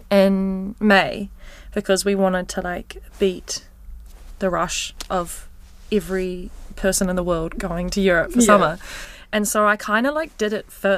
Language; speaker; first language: English; native; English